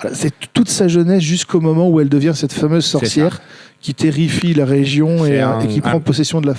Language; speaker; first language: French; native; French